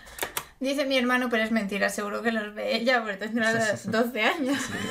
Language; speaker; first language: Spanish; native; Spanish